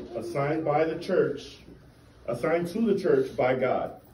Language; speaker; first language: English; native; English